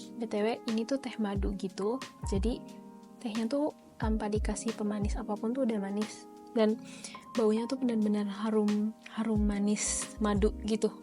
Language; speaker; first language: Indonesian; native; Indonesian